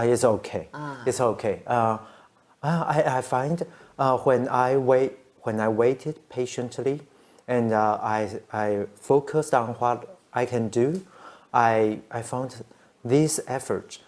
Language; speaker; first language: English; non-native, learner; Chinese